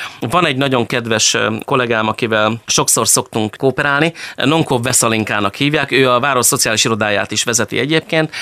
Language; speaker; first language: Hungarian; native; Hungarian